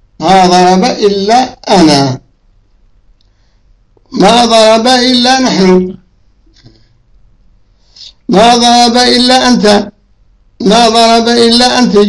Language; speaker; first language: Arabic; native; Arabic